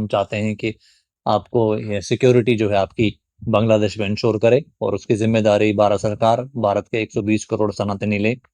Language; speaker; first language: Hindi; native; Hindi